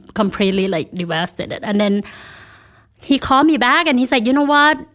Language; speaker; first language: English; non-native, fluent; Thai